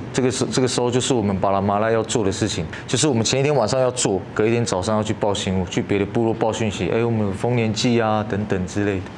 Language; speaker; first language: Chinese; native; Chinese